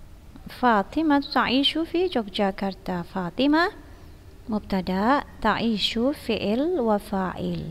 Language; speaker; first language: Arabic; non-native, fluent; Indonesian